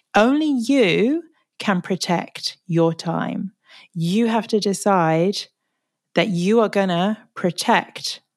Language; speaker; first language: English; native; English